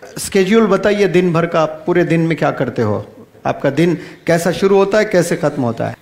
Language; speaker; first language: Urdu; native; Urdu